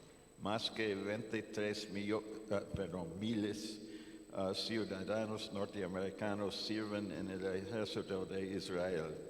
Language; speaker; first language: Spanish; non-native, fluent; English